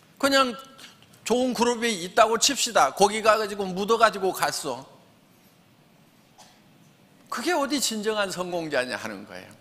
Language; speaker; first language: Korean; native; Korean